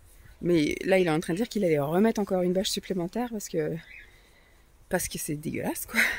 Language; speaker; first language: French; native; French